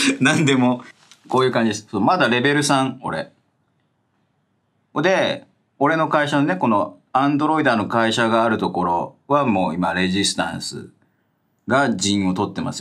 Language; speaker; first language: Japanese; native; Japanese